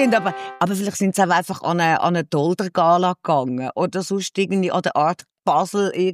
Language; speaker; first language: German; native; German